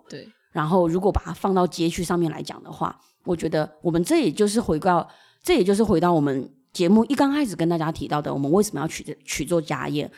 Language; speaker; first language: Chinese; native; Chinese